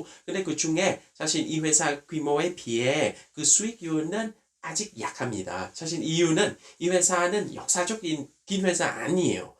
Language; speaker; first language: Korean; non-native, fluent; Vietnamese